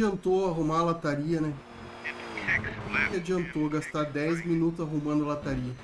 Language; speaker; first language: Portuguese; native; Portuguese